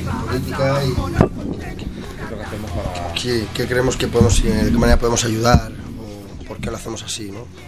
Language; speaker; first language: Spanish; native; Spanish